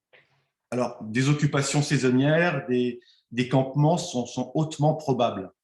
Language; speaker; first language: French; native; French